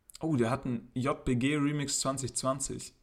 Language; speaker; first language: German; native; German